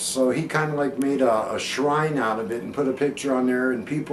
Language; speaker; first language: English; native; English